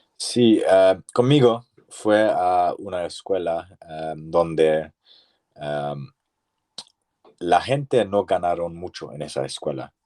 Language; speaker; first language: Spanish; non-native, learner; English